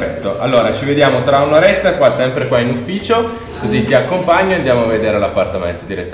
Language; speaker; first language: Italian; native; Italian